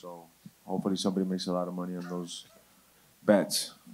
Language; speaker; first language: English; early bilingual, other home language; Spanish